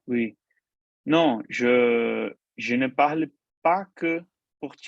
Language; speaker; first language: French; non-native, learner; Portuguese